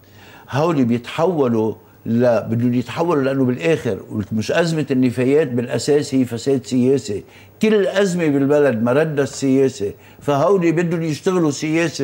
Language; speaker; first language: Arabic; native; Arabic